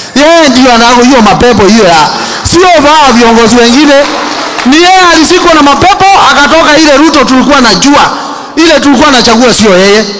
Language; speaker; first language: Swahili; non-native, local second language; Kikuyu